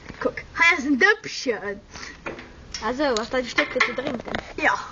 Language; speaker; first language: German; non-native, local second language; Luxembourgish